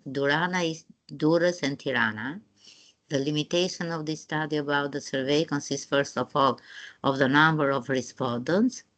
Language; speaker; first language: English; non-native, fluent; Albanian